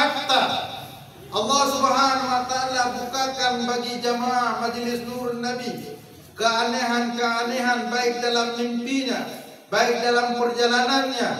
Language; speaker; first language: Indonesian; non-native, local second language; Achinese